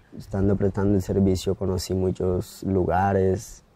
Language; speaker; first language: Spanish; native; Spanish